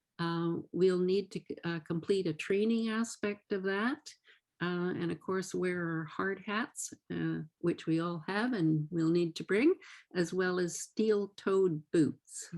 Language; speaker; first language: English; native; English